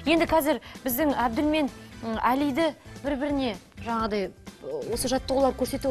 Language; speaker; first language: Kazakh; native; Kazakh